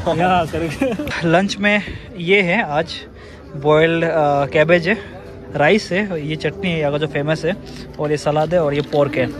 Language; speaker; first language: Hindi; non-native, local second language; Nepali